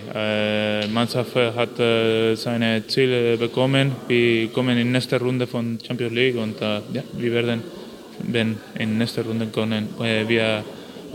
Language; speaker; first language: German; non-native, learner; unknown